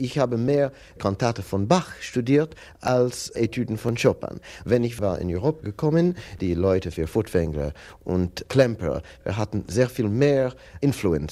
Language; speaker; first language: German; non-native, learner; English